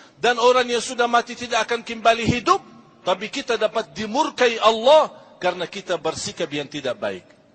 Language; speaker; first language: Malay; non-native, fluent; Arabic